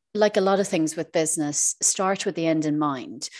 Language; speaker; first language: English; native; English